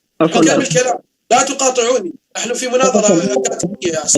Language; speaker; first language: Arabic; native; Arabic